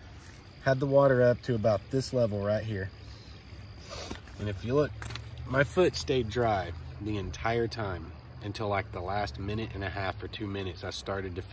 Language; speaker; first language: English; native; English